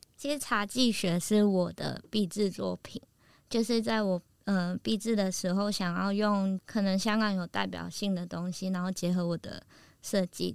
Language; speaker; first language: Chinese; non-native, local second language; Cantonese